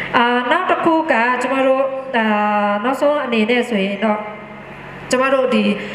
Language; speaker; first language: Burmese; non-native, local second language; Shwe Palaung